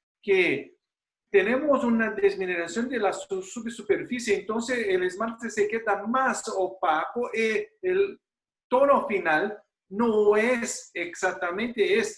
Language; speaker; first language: Spanish; non-native, fluent; Portuguese